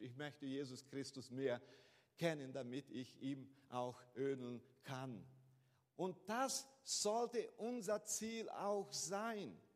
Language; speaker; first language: German; non-native, fluent; Portuguese